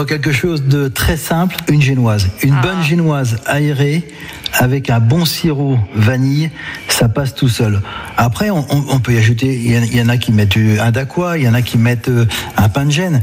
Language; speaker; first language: French; native; French